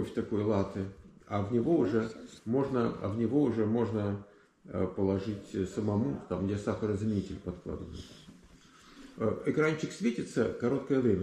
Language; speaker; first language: Russian; native; Russian